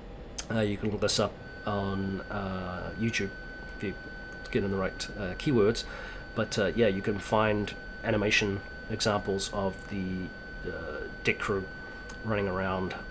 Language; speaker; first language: English; native; English